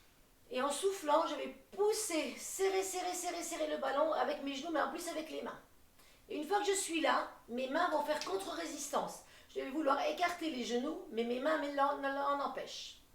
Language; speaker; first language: French; native; French